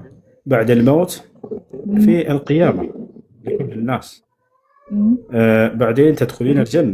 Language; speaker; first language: Arabic; non-native, fluent; Amharic